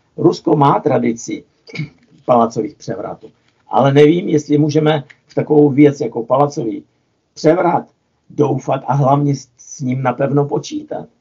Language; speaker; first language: Czech; non-native, fluent; Russian